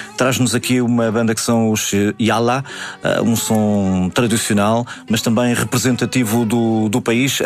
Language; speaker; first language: Portuguese; native; Portuguese